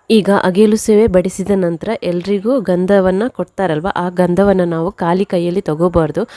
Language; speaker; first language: Kannada; non-native, local second language; Tulu